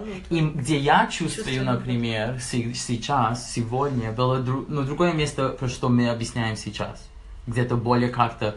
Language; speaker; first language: Russian; non-native, learner; English